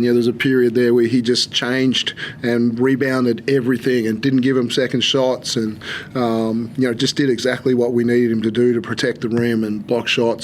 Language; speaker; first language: English; native; English